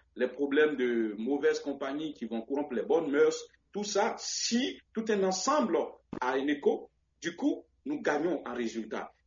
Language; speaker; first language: French; non-native, local second language; Baoulé